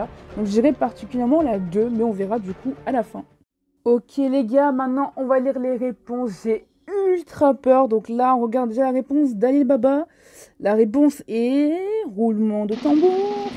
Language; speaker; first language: French; native; French